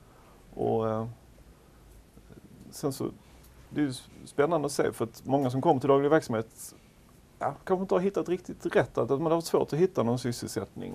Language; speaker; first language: Swedish; native; Swedish